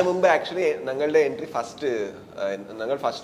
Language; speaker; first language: Malayalam; non-native, learner; Kannada